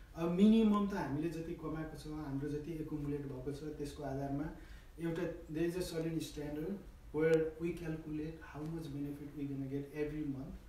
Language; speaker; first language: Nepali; native; Nepali